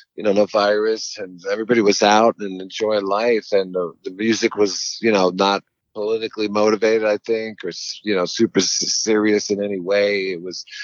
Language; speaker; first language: English; native; English